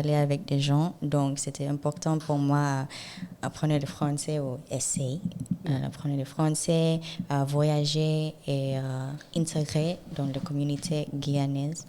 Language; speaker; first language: French; non-native, learner; Zulu